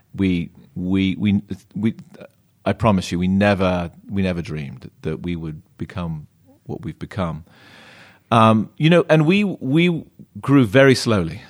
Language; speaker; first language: English; native; English